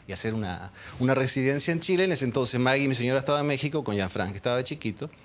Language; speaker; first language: Spanish; early bilingual, other home language; Dutch